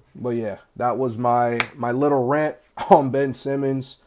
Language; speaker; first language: English; native; English